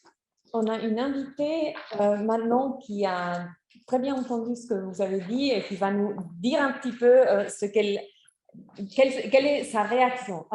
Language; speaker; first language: French; non-native, fluent; German